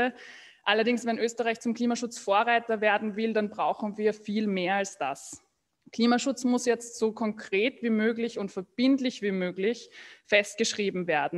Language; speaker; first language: German; native; German